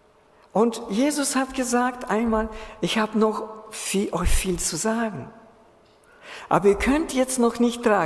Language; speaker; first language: German; non-native, fluent; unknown